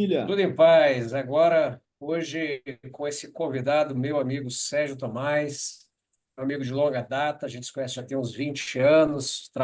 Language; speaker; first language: Portuguese; native; Portuguese